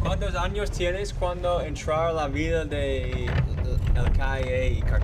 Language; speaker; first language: Spanish; non-native, learner; English